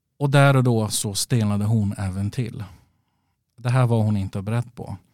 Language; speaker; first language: Swedish; early bilingual, other home language; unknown